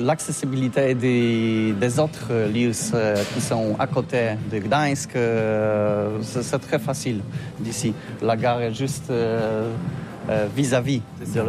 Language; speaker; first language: French; non-native, learner; Polish